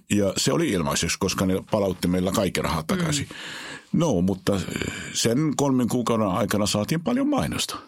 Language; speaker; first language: Finnish; non-native, fluent; Hebrew